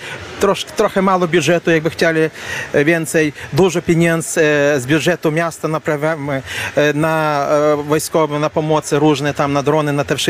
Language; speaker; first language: Polish; non-native, learner; Ukrainian